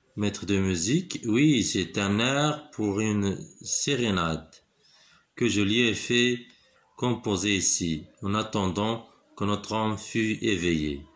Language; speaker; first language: French; non-native, local second language; Arabic